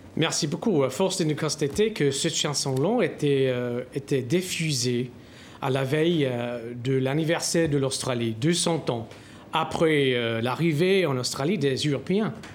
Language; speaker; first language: French; non-native, fluent; English